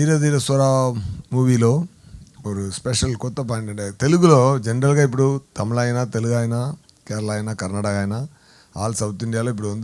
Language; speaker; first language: Telugu; non-native, fluent; Tamil